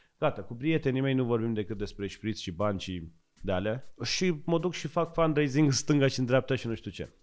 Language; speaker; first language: Romanian; non-native, fluent; Persian